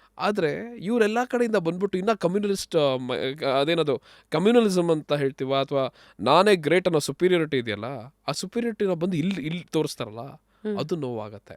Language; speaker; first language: Kannada; native; Kannada